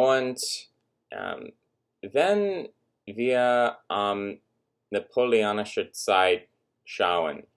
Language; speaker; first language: German; non-native, learner; English